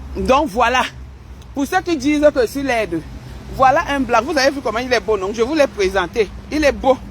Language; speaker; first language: French; non-native, local second language; Basaa